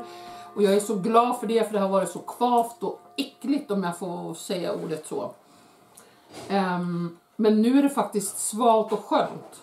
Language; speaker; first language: Swedish; native; Swedish